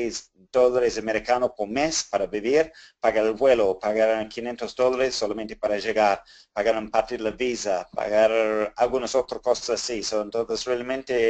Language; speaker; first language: Spanish; non-native, fluent; English